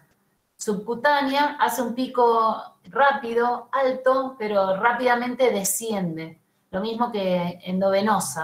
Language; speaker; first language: Spanish; native; Spanish